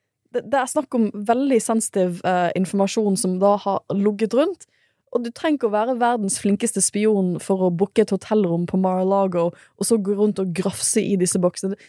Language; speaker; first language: Norwegian; native; Norwegian